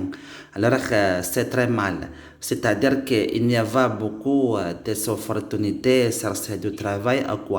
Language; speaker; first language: French; non-native, learner; Indonesian